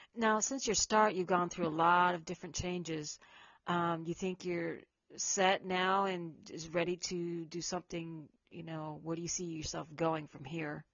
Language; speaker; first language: English; native; English